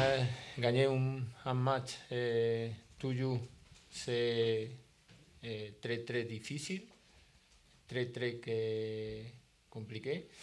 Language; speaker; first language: French; non-native, learner; Spanish